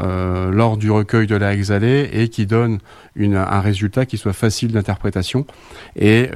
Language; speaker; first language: French; native; French